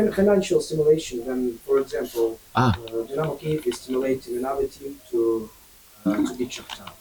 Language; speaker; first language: English; non-native, learner; Ukrainian